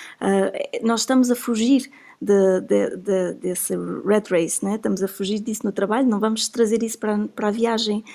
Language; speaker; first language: Portuguese; native; Portuguese